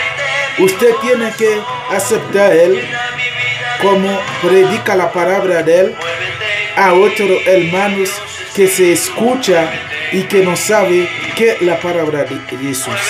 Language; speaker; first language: Spanish; non-native, learner; Haitian Creole